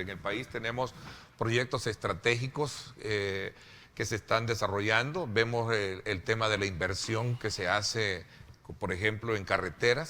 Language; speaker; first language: Spanish; native; Spanish